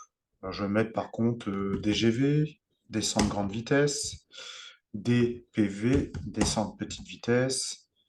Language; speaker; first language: French; native; French